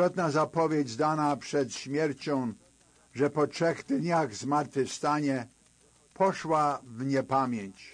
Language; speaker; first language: Polish; native; Polish